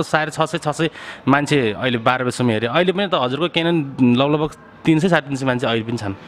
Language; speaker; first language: Nepali; native; Nepali